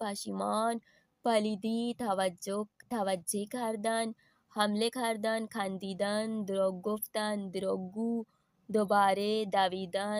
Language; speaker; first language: Persian; non-native, fluent; Urdu